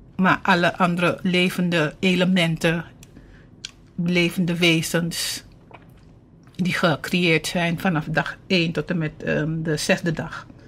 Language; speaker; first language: Dutch; native; Dutch